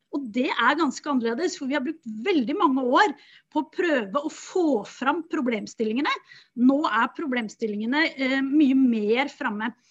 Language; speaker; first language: Norwegian; native; Norwegian